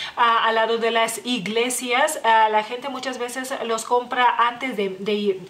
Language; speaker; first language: Spanish; non-native, fluent; Lithuanian